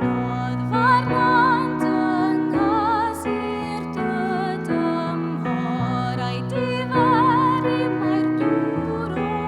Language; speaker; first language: Welsh; native; Welsh